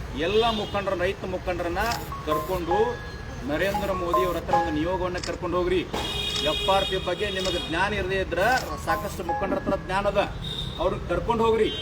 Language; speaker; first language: Kannada; native; Kannada